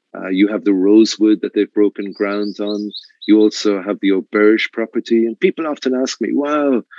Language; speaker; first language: English; native; English